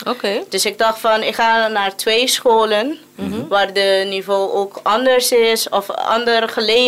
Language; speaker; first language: Dutch; non-native, local second language; Papiamento